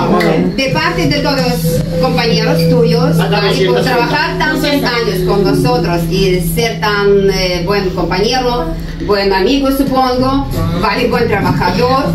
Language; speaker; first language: Spanish; native; Spanish